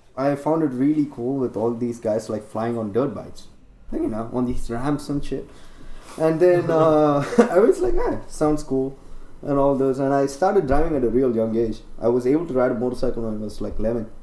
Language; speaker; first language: English; non-native, local second language; Tamil